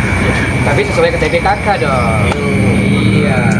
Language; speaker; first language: Indonesian; native; Indonesian